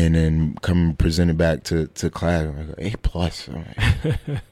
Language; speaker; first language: English; native; English